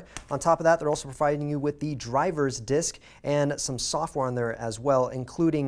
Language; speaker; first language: English; native; English